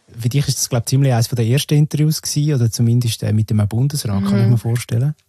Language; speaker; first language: German; native; German